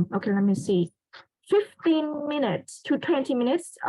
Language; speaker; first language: English; non-native, fluent; Vietnamese